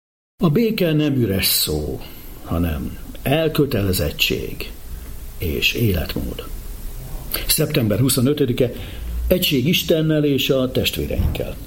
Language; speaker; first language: Hungarian; native; Hungarian